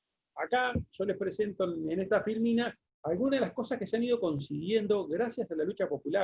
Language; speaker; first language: Spanish; native; Spanish